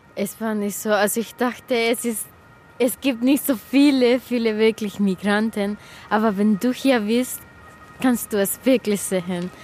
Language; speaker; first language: German; non-native, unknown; Spanish